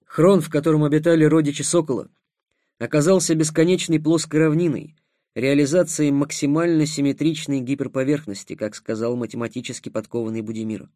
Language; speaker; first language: Russian; native; Russian